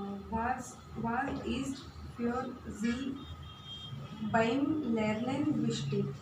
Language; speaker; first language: German; non-native, learner; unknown